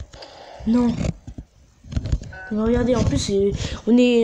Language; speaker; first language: French; native; French